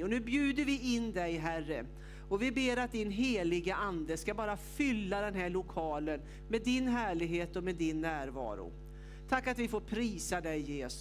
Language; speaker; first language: Swedish; native; Swedish